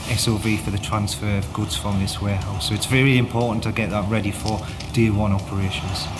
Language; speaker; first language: English; native; English